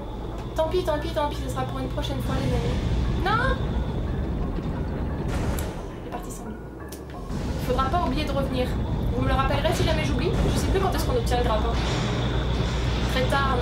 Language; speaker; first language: French; native; French